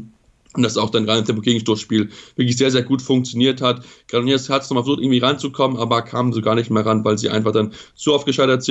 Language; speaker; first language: German; native; German